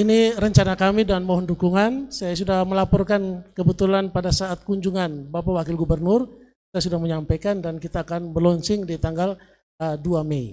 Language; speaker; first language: Indonesian; native; Indonesian